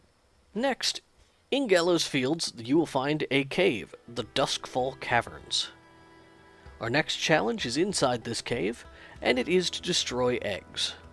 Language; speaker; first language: English; native; English